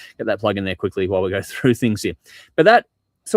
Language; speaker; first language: English; native; English